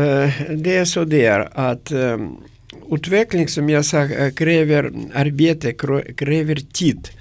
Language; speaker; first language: Swedish; non-native, learner; Russian